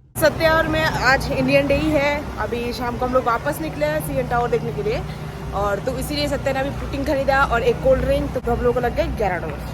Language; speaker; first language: Hindi; non-native, local second language; Bangla